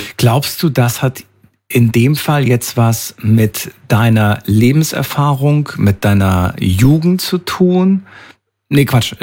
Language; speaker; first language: German; native; German